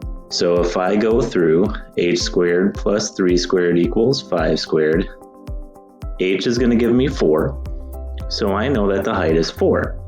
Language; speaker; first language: English; native; English